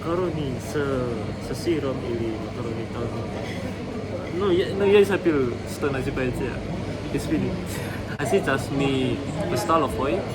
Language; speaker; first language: Russian; non-native, learner; Indonesian